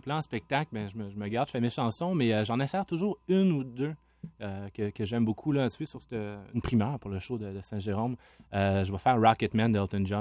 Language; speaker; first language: French; native; French